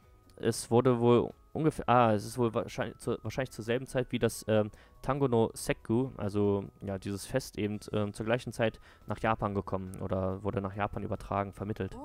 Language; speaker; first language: German; native; German